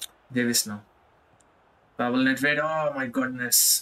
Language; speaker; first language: English; non-native, local second language; Hindi